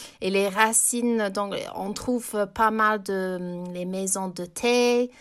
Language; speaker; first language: French; non-native, fluent; English